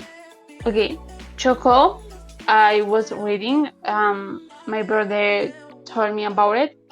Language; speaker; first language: English; non-native, learner; Spanish